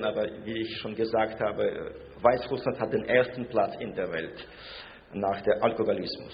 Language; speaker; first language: German; non-native, fluent; Russian